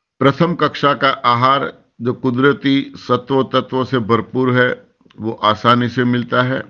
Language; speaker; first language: Hindi; non-native, local second language; Gujarati